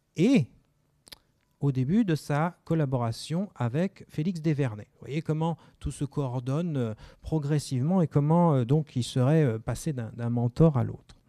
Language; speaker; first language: French; native; French